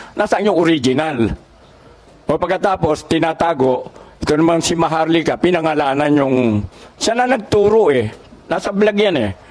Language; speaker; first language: Filipino; native; Filipino